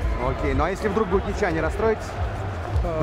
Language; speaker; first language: Russian; native; Russian